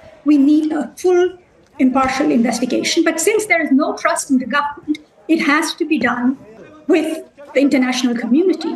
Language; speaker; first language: English; non-native, local second language; Bangla